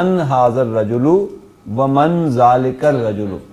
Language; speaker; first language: Arabic; non-native, fluent; Urdu